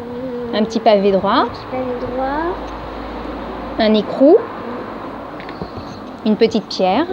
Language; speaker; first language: French; native; French